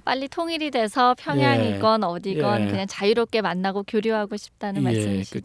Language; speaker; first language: Korean; native; Korean